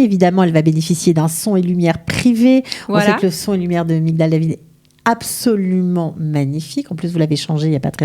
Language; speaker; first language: French; native; French